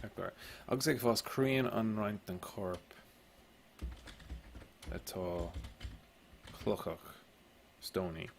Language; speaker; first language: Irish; non-native, local second language; English